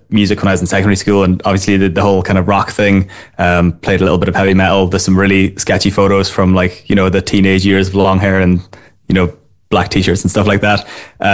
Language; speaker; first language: English; native; English